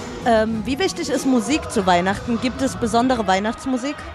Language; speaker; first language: German; native; German